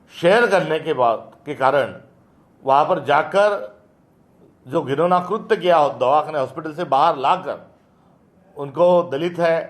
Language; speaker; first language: Hindi; non-native, local second language; Marathi